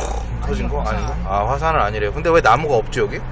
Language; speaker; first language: Korean; native; Korean